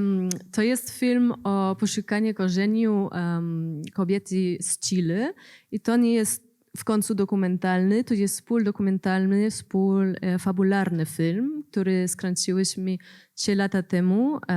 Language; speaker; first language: Polish; non-native, learner; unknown